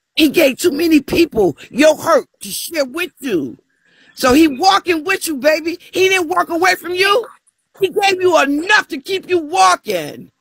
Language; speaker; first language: English; native; English